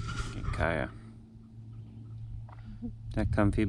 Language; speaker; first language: English; native; English